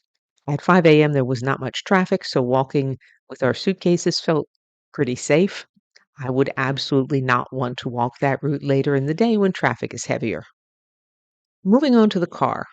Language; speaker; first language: English; native; English